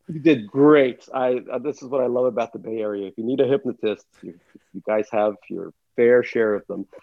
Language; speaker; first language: English; early bilingual, other home language; Russian